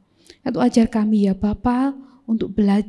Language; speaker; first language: Indonesian; native; Indonesian